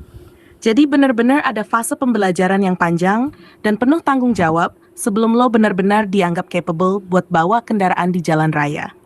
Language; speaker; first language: Indonesian; native; Indonesian